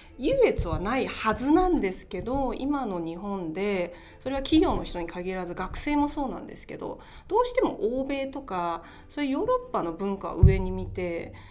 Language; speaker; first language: Japanese; non-native, fluent; Chinese